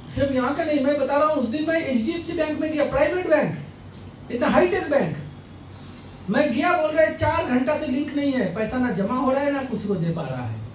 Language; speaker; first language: Hindi; non-native, local second language; Bangla